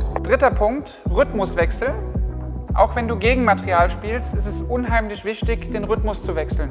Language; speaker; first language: German; native; German